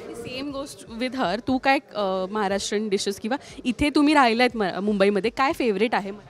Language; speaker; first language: Marathi; native; Marathi